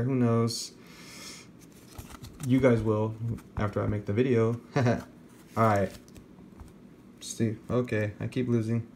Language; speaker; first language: English; native; English